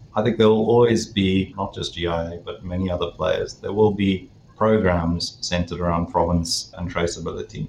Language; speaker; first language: English; native; English